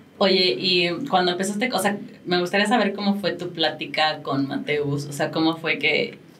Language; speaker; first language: Spanish; native; Spanish